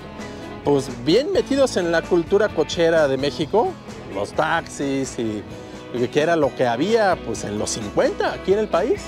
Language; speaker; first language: Spanish; native; Spanish